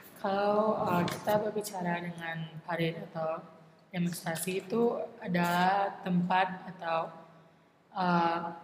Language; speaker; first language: Indonesian; non-native, learner; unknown